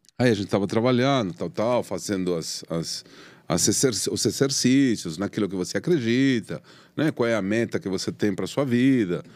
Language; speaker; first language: Portuguese; non-native, fluent; Spanish